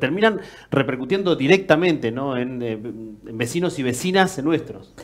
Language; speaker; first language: Spanish; native; Spanish